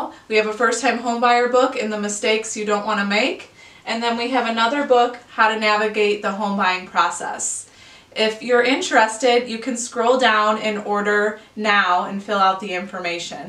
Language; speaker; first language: English; native; English